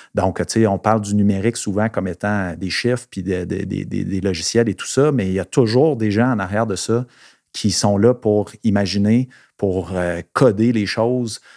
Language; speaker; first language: French; native; French